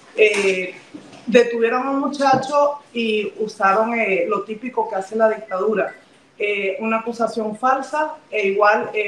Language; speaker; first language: Spanish; native; Spanish